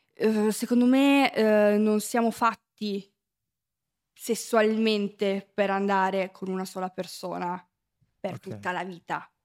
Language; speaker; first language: Italian; native; Italian